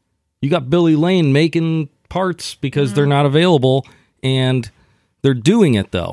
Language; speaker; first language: English; native; English